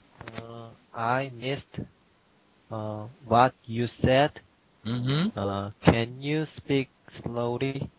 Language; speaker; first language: English; non-native, learner; Korean